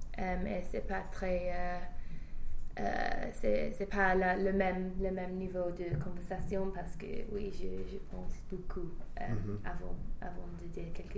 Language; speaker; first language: French; non-native, fluent; English